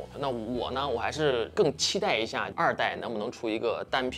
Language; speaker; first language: Chinese; native; Chinese